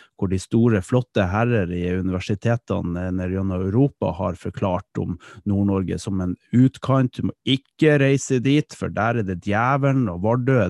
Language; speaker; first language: Norwegian; early bilingual, other home language; Dutch